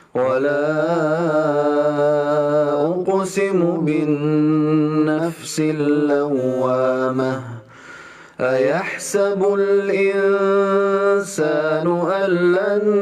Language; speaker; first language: Arabic; native; Arabic